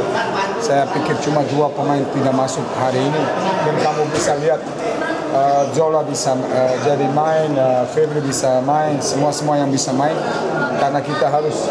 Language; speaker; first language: Indonesian; non-native, fluent; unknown